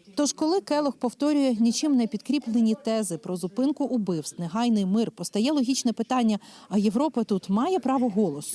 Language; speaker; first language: Ukrainian; native; Ukrainian